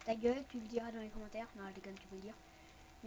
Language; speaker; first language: French; native; French